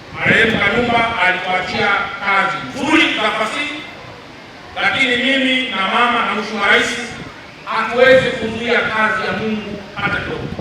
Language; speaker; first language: Swahili; native; Swahili